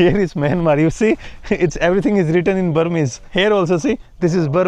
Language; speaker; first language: English; non-native, local second language; Hindi